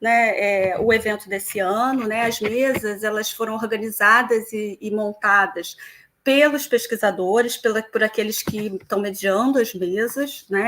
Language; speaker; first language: Portuguese; native; Portuguese